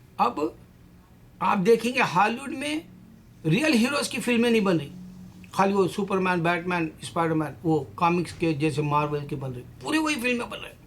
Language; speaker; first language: Urdu; native; Urdu